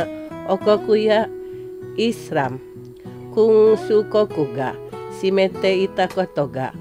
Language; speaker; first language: Japanese; non-native, fluent; Indonesian